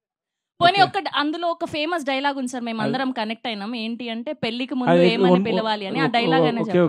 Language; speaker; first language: Telugu; native; Telugu